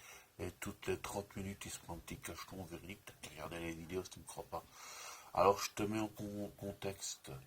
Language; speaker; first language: French; native; French